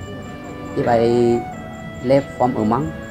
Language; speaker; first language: English; non-native, learner; Lao